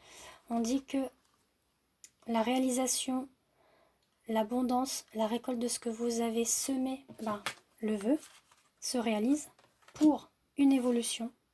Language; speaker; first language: French; native; French